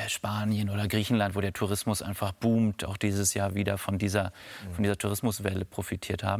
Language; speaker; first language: German; native; German